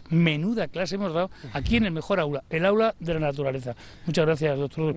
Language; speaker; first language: Spanish; native; Spanish